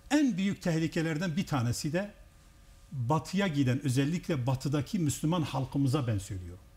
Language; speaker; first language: Turkish; non-native, local second language; Kurdish